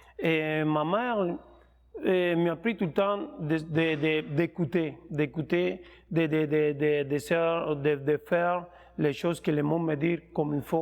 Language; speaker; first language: French; non-native, fluent; Spanish